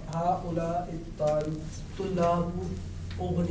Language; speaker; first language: Arabic; non-native, learner; Urdu